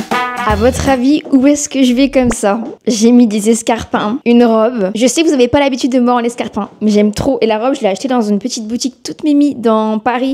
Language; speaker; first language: French; native; French